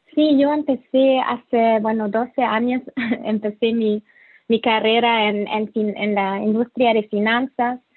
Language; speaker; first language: Spanish; non-native, fluent; German